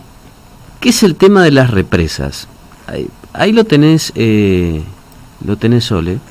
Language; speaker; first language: Spanish; native; Spanish